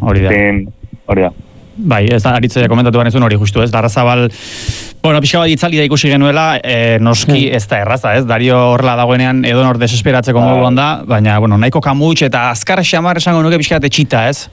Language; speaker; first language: Basque; native; Basque